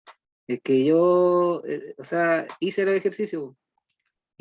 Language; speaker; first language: Spanish; native; Spanish